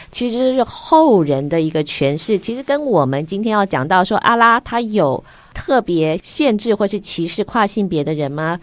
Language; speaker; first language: Chinese; native; Chinese